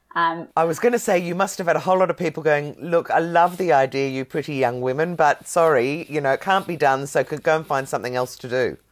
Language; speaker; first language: English; native; English